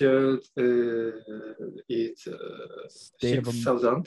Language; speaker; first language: English; non-native, learner; Japanese